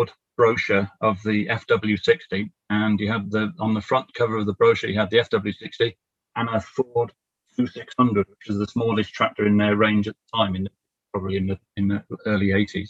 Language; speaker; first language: English; native; English